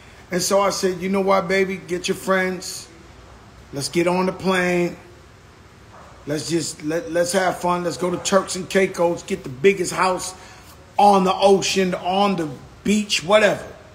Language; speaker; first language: English; native; English